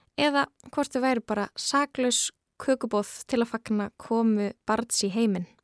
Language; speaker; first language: Icelandic; native; Icelandic